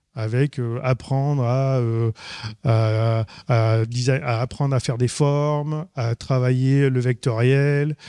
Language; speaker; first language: French; native; French